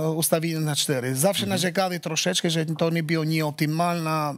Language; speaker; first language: Polish; non-native, learner; Albanian